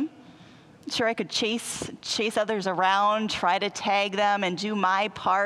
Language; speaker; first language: English; native; English